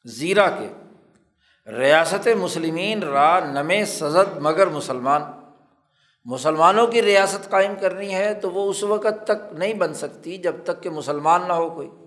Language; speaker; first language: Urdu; non-native, local second language; Punjabi